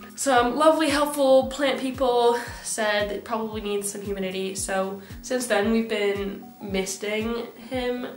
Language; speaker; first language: English; native; English